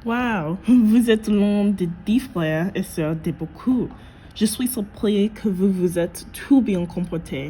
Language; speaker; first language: French; non-native, learner; English